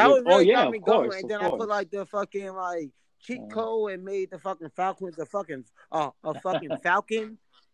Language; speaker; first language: English; native; English